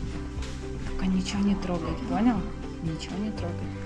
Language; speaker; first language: Russian; native; Russian